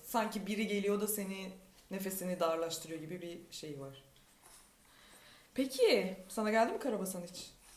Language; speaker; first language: Turkish; native; Turkish